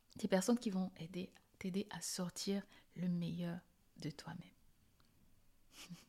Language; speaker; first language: French; native; French